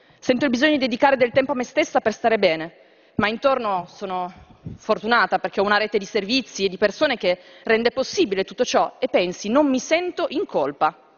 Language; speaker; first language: Italian; native; Italian